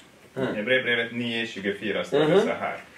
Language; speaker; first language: Swedish; non-native, fluent; Tigrinya